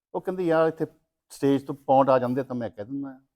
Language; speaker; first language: Punjabi; early bilingual, other home language; English